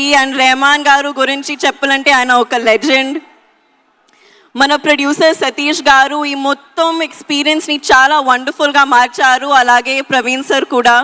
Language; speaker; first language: Telugu; non-native, learner; Hindi